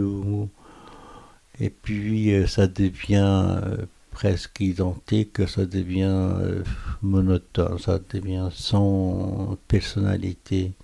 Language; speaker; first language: French; non-native, fluent; Korean